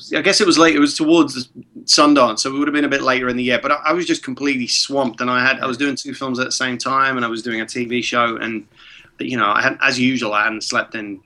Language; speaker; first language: English; early bilingual, other home language; Czech